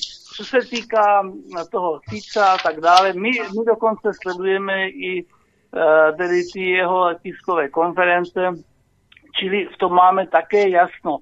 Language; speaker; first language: Czech; native; Czech